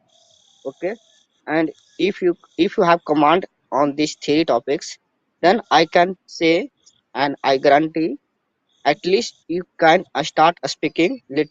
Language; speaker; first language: English; non-native, learner; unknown